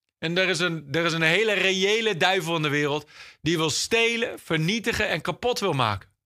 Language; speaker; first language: Dutch; non-native, fluent; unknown